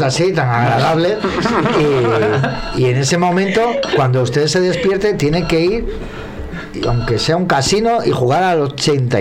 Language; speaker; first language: Spanish; native; Spanish